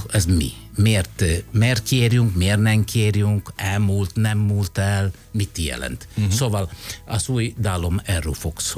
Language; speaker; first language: Hungarian; non-native, fluent; Italian